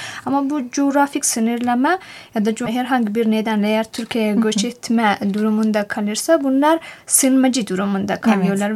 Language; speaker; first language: Turkish; non-native, fluent; Persian